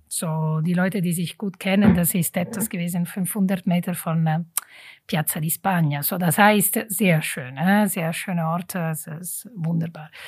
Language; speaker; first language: German; non-native, fluent; Italian